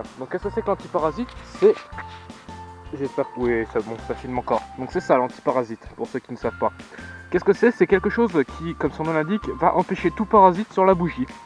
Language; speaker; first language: French; native; French